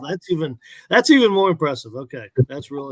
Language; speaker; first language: English; native; English